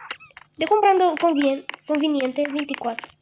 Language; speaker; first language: Spanish; non-native, learner; Portuguese